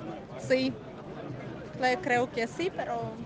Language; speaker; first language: Spanish; non-native, fluent; Russian